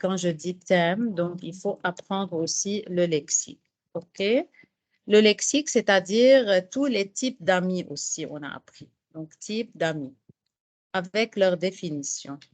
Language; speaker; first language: French; non-native, fluent; Arabic